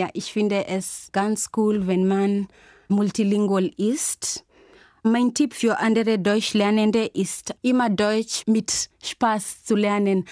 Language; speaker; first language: German; non-native, fluent; Swahili